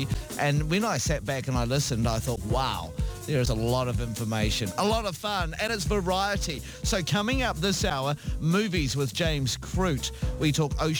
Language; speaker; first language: English; native; English